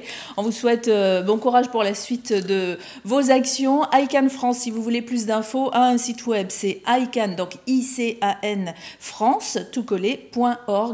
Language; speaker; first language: French; native; French